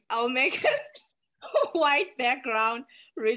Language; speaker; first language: English; non-native, local second language; Xhosa